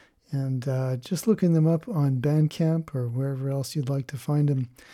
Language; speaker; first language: English; native; English